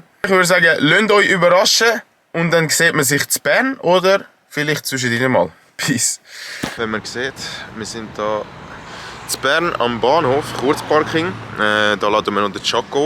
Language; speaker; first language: German; native; German